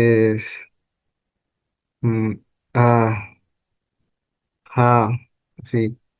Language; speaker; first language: Spanish; non-native, local second language; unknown